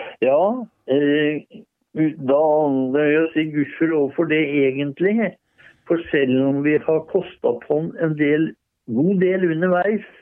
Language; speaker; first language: Norwegian; native; Norwegian